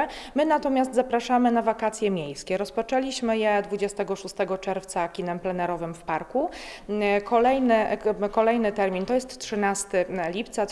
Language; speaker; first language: Polish; native; Polish